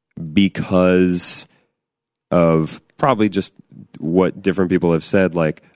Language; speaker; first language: English; native; English